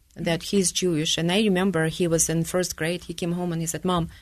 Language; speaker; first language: English; non-native, fluent; Ukrainian